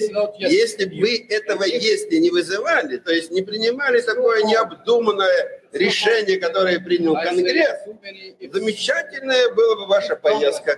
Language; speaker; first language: Russian; native; Russian